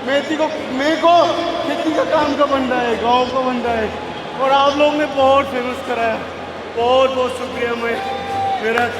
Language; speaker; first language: Hindi; non-native, local second language; Manipuri